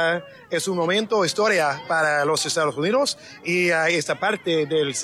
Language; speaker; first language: Spanish; non-native, learner; English